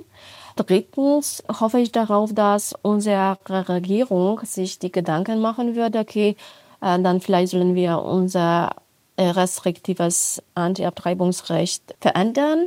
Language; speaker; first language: German; non-native, fluent; Polish